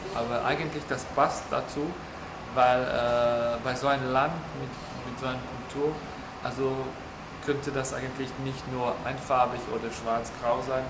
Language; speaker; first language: German; non-native, fluent; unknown